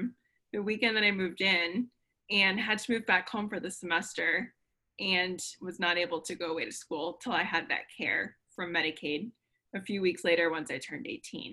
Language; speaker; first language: English; native; English